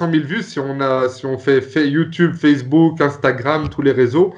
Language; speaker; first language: French; native; French